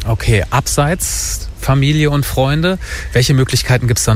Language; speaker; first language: German; native; German